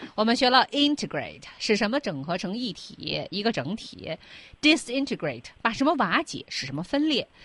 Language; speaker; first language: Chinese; native; Chinese